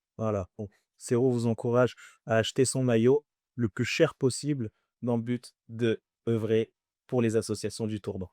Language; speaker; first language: French; early bilingual, other home language; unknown